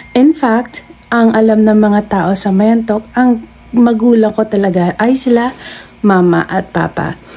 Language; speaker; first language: Filipino; non-native, local second language; Iloko